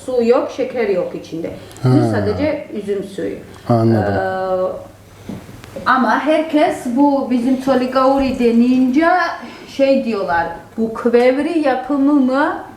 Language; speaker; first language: Turkish; non-native, fluent; Georgian